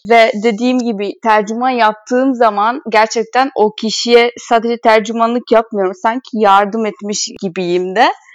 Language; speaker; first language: Turkish; non-native, fluent; Hungarian